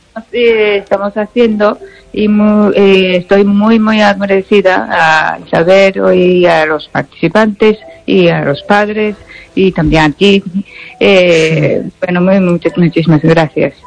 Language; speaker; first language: Spanish; non-native, learner; Japanese